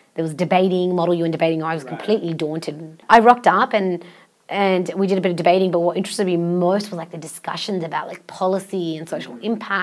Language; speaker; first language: English; non-native, local second language; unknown